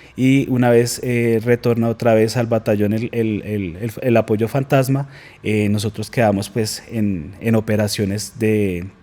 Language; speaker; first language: Spanish; native; Spanish